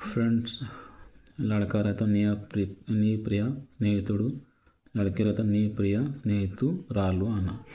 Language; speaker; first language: Hindi; non-native, local second language; Telugu